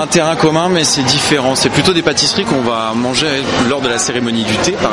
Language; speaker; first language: French; native; French